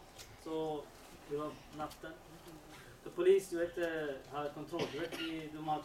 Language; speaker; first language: Swedish; non-native, learner; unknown